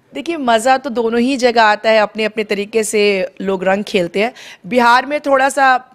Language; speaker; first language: Hindi; native; Hindi